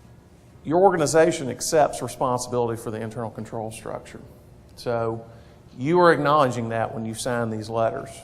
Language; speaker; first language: English; native; English